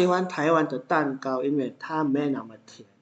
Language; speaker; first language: Chinese; non-native, fluent; Indonesian